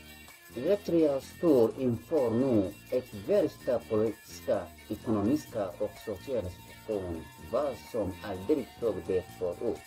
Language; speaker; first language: Swedish; non-native, learner; Tigrinya